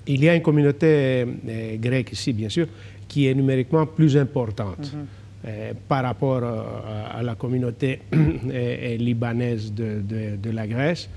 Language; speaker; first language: French; non-native, fluent; Greek